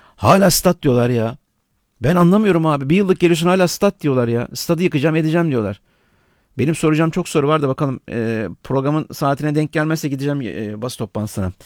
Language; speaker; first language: Turkish; native; Turkish